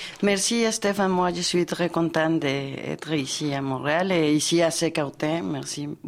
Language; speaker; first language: French; non-native, fluent; Spanish